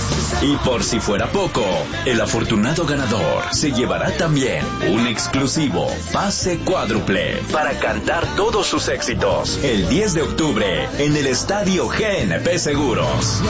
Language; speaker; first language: Spanish; native; Spanish